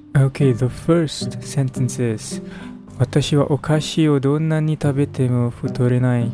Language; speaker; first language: Japanese; non-native, learner; English